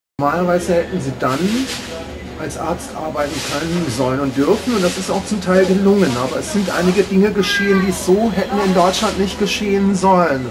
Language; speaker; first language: German; native; German